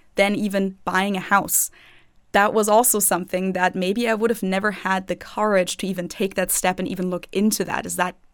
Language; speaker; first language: English; non-native, fluent; German